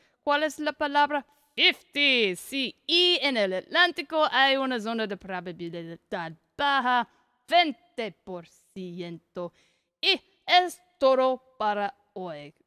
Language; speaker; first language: Spanish; non-native, learner; English